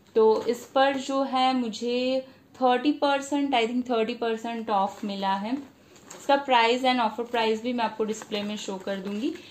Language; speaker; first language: Hindi; non-native, local second language; Bangla